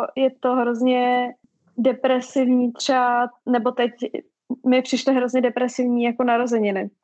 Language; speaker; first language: Czech; non-native, local second language; Albanian